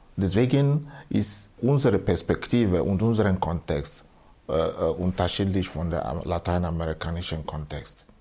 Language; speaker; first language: German; non-native, fluent; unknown